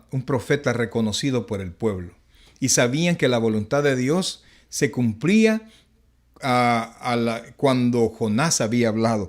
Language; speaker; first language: Spanish; native; Spanish